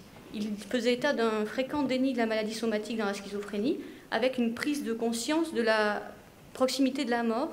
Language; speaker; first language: French; native; French